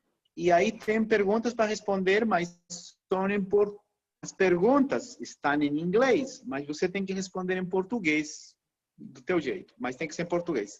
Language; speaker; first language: Portuguese; non-native, fluent; Spanish